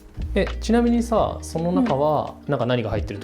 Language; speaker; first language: Japanese; native; Japanese